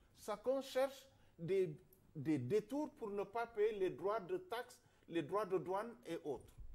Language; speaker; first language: French; non-native, local second language; Wolof